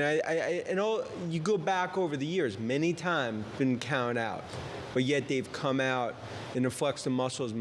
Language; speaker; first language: English; native; English